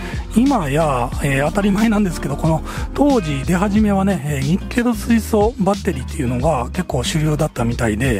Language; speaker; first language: Japanese; native; Japanese